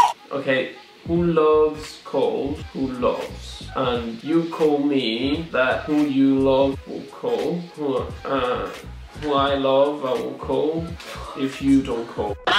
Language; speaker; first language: English; non-native, fluent; Italian